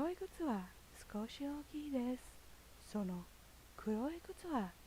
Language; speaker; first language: Japanese; non-native, learner; English